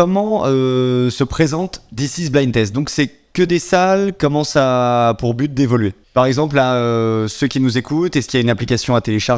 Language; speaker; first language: French; native; French